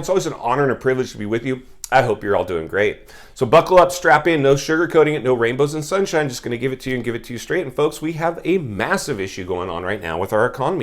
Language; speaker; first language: English; native; English